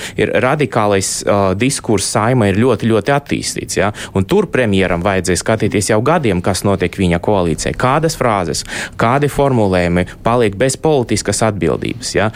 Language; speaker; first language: Latvian; non-native, local second language; Russian